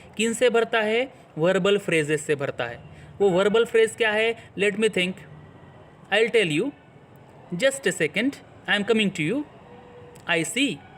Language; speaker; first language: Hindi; non-native, local second language; Marathi